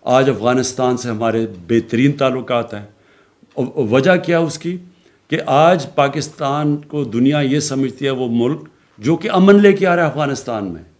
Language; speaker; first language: Urdu; native; Urdu